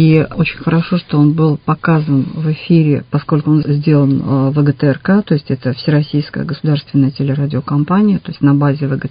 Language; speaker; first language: Russian; native; Russian